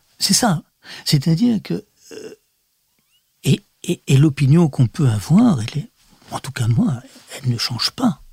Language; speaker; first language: French; early bilingual, other home language; Russian